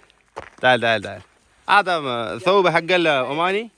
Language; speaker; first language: Arabic; non-native, learner; Malayalam